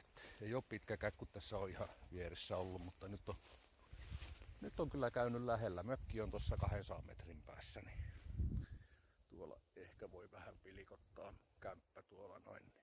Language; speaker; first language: Finnish; native; Finnish